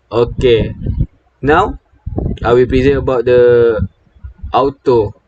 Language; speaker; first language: English; non-native, local second language; Malay